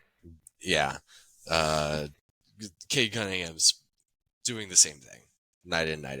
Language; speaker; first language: English; native; English